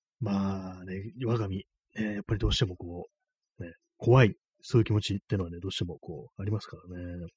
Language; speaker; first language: Japanese; native; Japanese